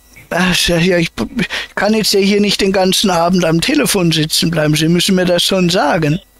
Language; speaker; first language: German; native; German